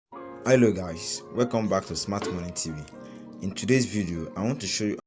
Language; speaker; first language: English; non-native, local second language; Yoruba